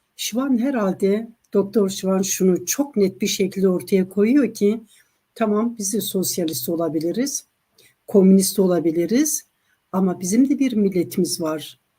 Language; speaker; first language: Turkish; non-native, local second language; Kurdish